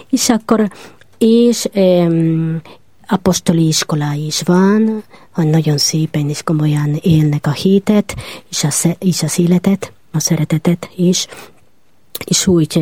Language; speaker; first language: Hungarian; non-native, learner; Spanish